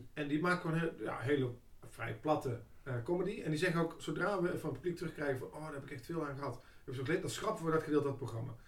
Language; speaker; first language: Dutch; native; Dutch